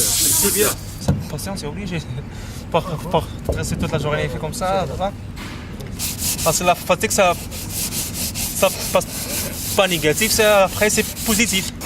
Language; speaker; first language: French; non-native, learner; Arabic